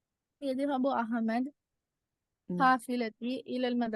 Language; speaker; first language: Arabic; non-native, learner; Tamil